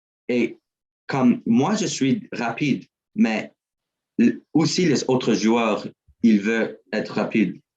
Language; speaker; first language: French; non-native, learner; English